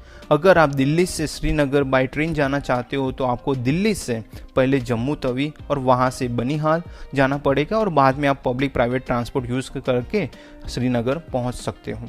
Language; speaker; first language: Hindi; native; Hindi